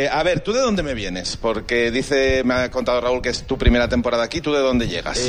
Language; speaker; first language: Spanish; native; Spanish